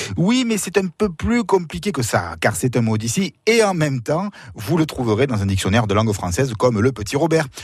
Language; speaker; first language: French; native; French